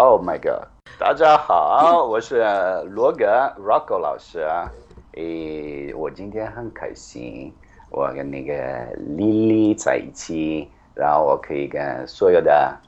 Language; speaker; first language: Chinese; non-native, fluent; Italian